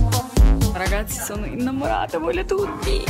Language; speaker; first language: Italian; non-native, fluent; Russian